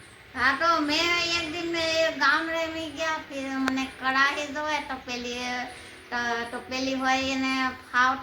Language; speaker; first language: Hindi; non-native, local second language; Assamese